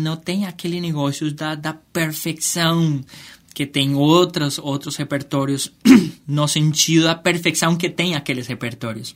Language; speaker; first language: Portuguese; non-native, fluent; Spanish